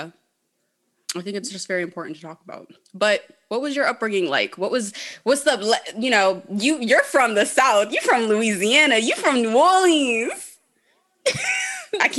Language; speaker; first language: English; native; English